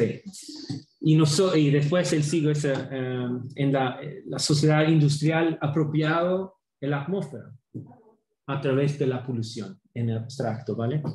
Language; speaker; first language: Spanish; non-native, fluent; Swedish